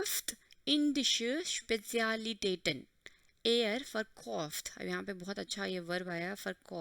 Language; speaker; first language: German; non-native, fluent; Hindi